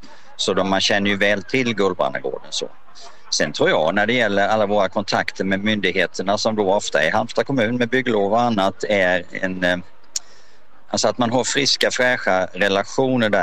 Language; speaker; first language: Swedish; native; Swedish